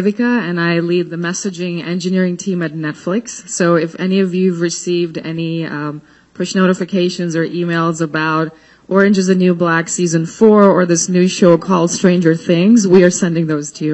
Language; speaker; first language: English; non-native, local second language; Hindi